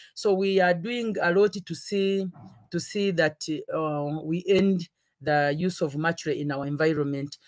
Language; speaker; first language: English; non-native, local second language; Ganda